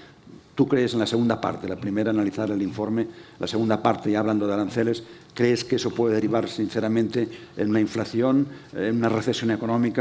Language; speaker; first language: Spanish; native; Spanish